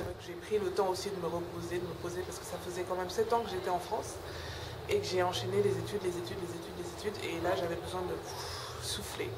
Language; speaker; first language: French; non-native, local second language; Wolof